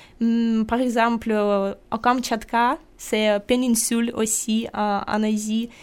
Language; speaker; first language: French; non-native, fluent; Russian